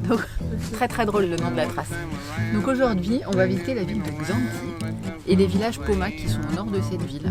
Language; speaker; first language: French; native; French